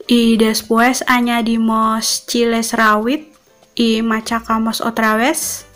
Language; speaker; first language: Spanish; non-native, fluent; Indonesian